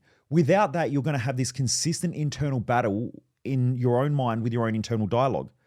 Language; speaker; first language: English; native; English